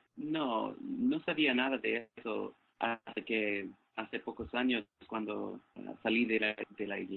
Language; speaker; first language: Spanish; non-native, fluent; English